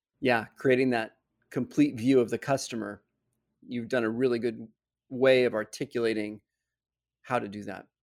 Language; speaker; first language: English; native; English